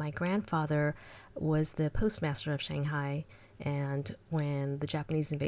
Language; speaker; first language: English; early bilingual, other home language; Chinese